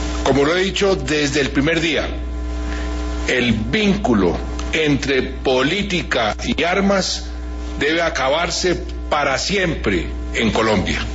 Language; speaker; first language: Spanish; native; Spanish